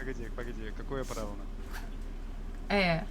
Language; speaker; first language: Russian; non-native, learner; English